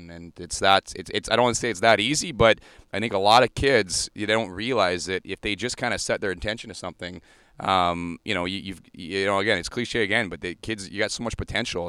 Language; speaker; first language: English; native; English